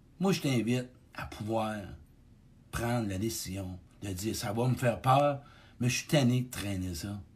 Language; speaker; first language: French; native; French